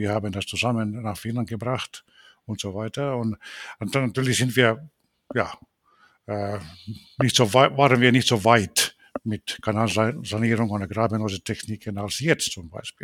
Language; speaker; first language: German; non-native, fluent; Finnish